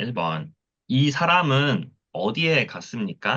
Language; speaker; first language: Korean; non-native, fluent; Thai